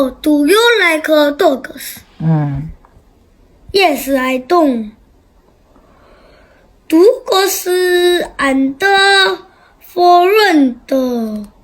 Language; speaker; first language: English; non-native, learner; Chinese